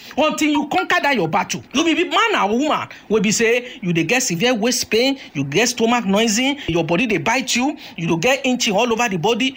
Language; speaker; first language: Nigerian Pidgin; native; Nigerian Pidgin